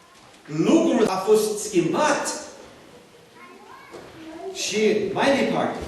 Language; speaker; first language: Romanian; non-native, learner; English